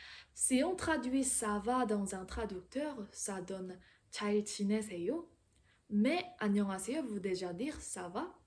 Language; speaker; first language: French; non-native, fluent; Korean